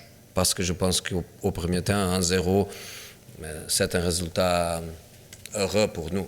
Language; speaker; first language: French; non-native, fluent; Portuguese